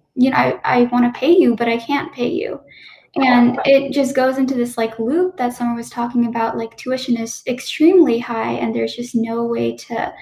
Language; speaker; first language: English; native; English